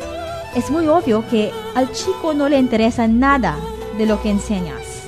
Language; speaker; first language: Spanish; non-native, fluent; Filipino